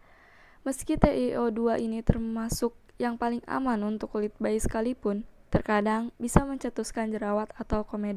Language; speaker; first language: Indonesian; native; Indonesian